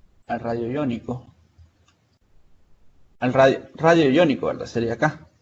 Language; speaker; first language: Spanish; native; Spanish